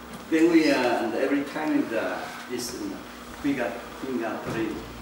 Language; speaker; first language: English; non-native, learner; Japanese